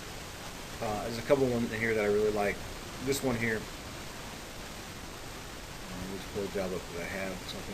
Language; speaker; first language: English; native; English